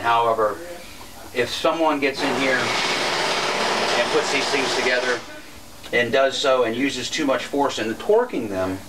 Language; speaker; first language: English; native; English